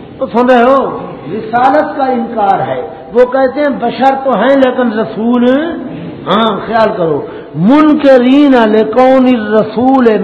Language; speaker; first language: Urdu; non-native, local second language; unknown